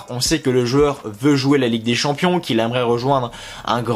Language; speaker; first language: French; native; French